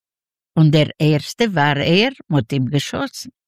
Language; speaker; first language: German; non-native, learner; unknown